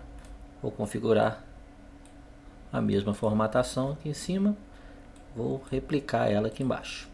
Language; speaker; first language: Portuguese; native; Portuguese